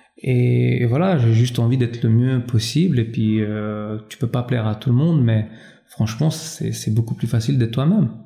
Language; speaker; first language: French; early bilingual, other home language; Albanian